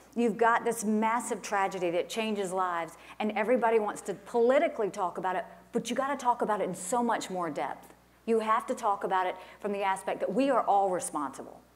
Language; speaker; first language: English; native; English